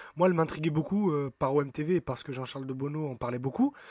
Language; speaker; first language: French; native; French